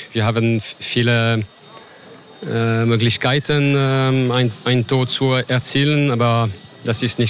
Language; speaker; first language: German; non-native, fluent; French